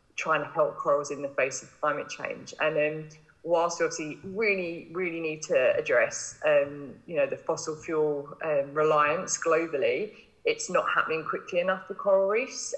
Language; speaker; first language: English; native; English